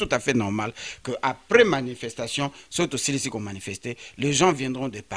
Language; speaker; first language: French; non-native, local second language; Lingala